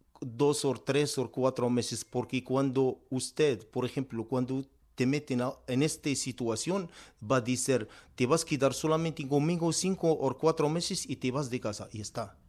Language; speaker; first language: Spanish; non-native, learner; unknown